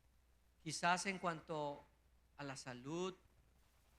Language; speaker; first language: Spanish; native; Spanish